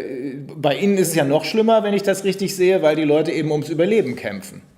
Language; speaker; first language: German; native; German